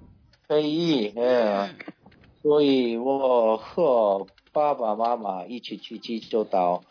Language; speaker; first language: Chinese; non-native, learner; Korean